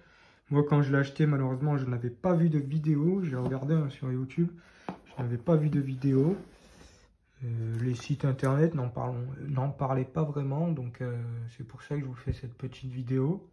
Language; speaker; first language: French; native; French